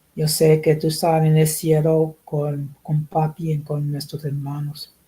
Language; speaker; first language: Spanish; early bilingual, heritage; Spanish